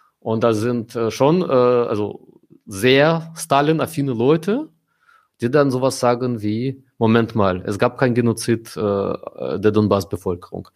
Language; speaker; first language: German; non-native, fluent; Russian